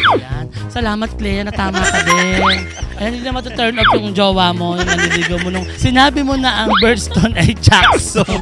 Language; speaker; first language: Filipino; native; Filipino